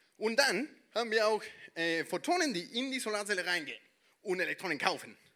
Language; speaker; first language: German; non-native, fluent; Spanish